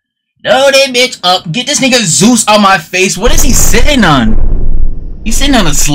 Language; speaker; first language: English; native; English